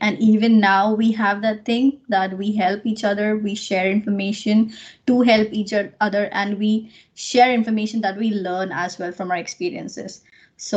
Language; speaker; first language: English; non-native, local second language; Marathi